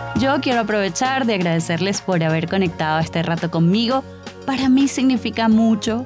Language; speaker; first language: Spanish; native; Spanish